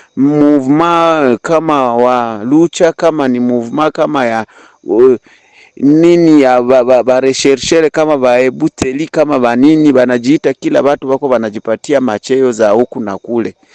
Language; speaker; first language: Swahili; native; Swahili